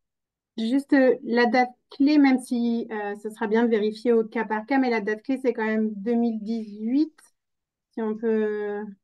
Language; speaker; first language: French; native; French